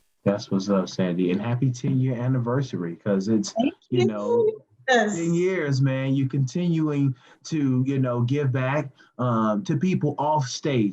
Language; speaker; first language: English; native; English